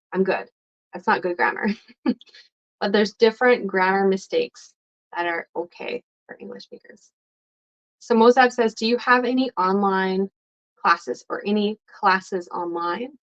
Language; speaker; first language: English; non-native, fluent; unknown